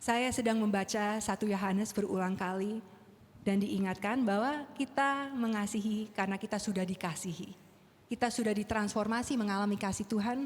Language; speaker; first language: Indonesian; non-native, fluent; English